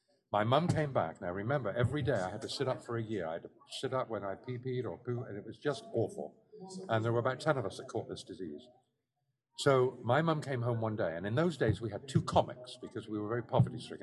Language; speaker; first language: English; native; English